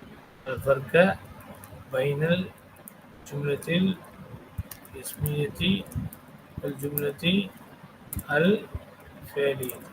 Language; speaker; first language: Arabic; non-native, fluent; Tamil